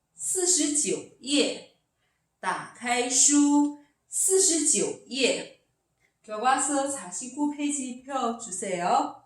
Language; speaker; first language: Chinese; non-native, fluent; Korean